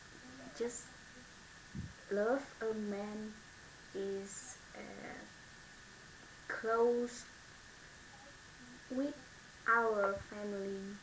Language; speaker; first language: English; non-native, learner; Vietnamese